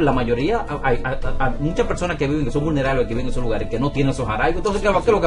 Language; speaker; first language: Spanish; native; Spanish